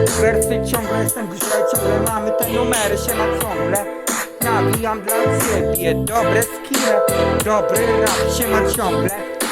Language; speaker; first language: Polish; native; Polish